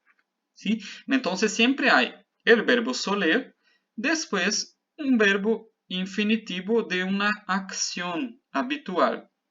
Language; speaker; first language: Spanish; non-native, fluent; Portuguese